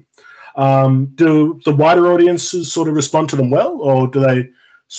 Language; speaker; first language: English; native; English